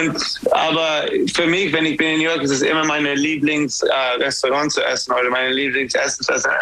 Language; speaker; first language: German; non-native, learner; English